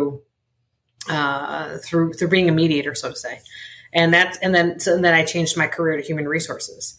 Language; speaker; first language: English; early bilingual, other home language; Spanish